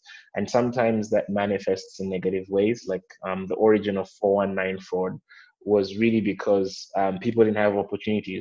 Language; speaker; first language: English; non-native, local second language; Nyanja